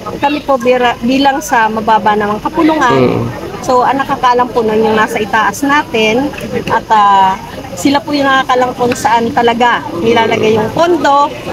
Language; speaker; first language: Filipino; native; Filipino